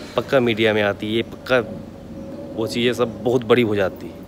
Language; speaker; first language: Hindi; native; Hindi